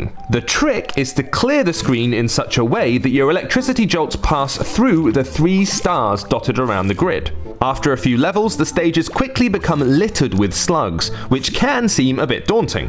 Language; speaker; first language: English; native; English